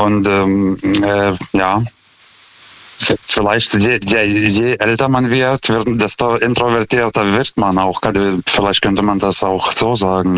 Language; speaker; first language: German; native; German